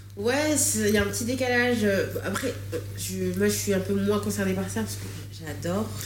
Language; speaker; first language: French; early bilingual, other home language; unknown